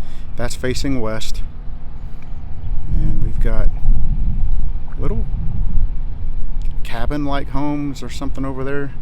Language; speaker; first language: English; native; English